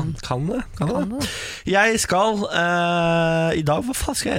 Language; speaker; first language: Norwegian; native; Norwegian